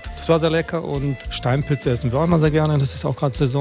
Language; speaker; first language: German; early bilingual, other home language; Croatian